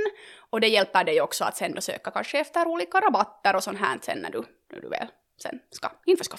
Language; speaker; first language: Swedish; native; Swedish